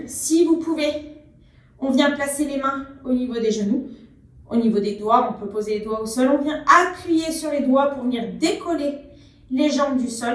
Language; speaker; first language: French; native; French